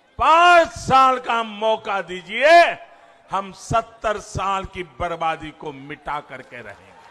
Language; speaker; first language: Hindi; native; Hindi